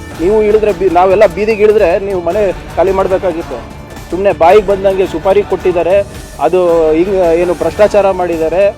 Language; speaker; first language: Kannada; native; Kannada